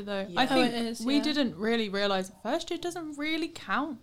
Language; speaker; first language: English; native; English